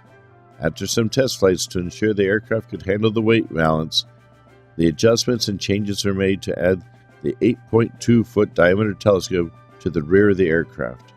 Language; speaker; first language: English; native; English